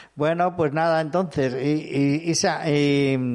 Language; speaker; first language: Spanish; non-native, local second language; Catalan